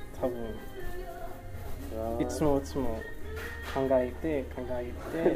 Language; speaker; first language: Japanese; non-native, learner; English